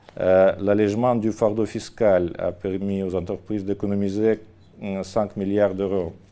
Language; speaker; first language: French; non-native, fluent; Russian